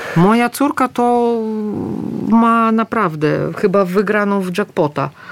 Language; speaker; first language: Polish; early bilingual, other home language; Russian